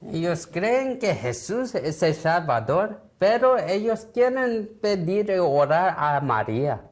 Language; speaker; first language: Spanish; non-native, learner; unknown